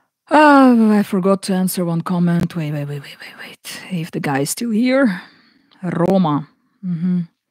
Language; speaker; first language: English; non-native, fluent; Ukrainian